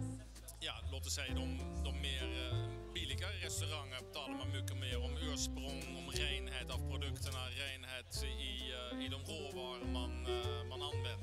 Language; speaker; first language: Swedish; non-native, fluent; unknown